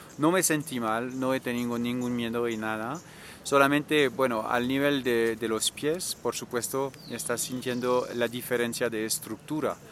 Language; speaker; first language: Spanish; non-native, fluent; French